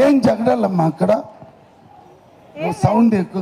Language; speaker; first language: Telugu; non-native, learner; Tamil